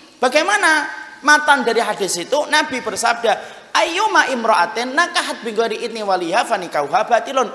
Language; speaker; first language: Indonesian; native; Indonesian